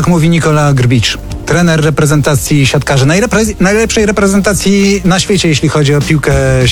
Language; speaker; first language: Polish; native; Polish